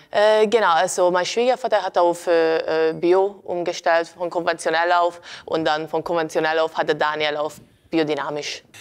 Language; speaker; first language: German; non-native, fluent; Hungarian